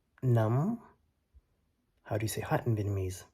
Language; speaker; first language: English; early bilingual, other home language; Vietnamese